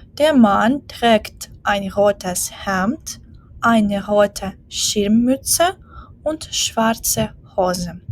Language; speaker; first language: German; non-native, fluent; Ukrainian